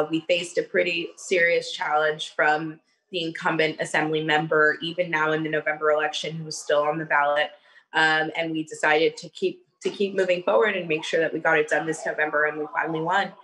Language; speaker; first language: English; native; English